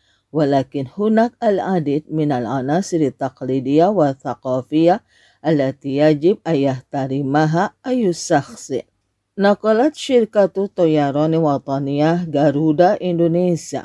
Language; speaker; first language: Arabic; non-native, fluent; Indonesian